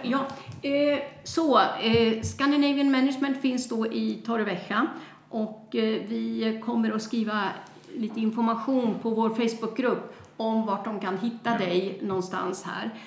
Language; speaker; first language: Swedish; native; Swedish